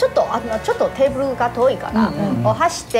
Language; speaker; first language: Japanese; non-native, learner; Chinese